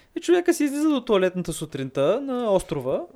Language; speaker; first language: Bulgarian; native; Bulgarian